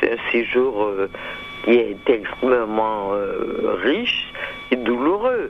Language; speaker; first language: French; native; French